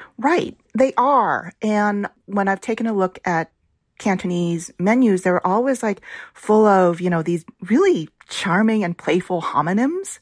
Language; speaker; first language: English; early bilingual, other home language; Vietnamese